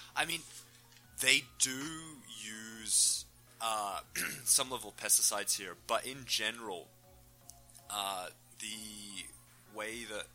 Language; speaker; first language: English; native; English